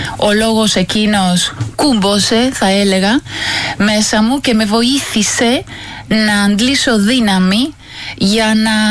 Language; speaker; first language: Greek; non-native, fluent; Spanish